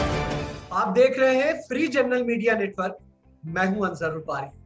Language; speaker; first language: Hindi; native; Hindi